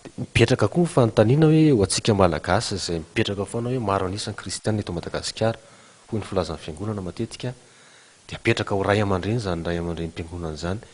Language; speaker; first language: Malagasy; native; Malagasy